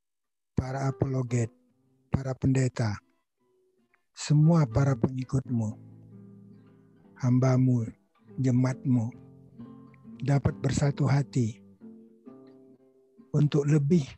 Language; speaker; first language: Indonesian; native; Indonesian